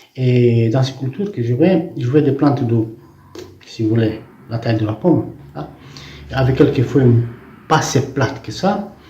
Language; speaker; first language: French; non-native, fluent; Romanian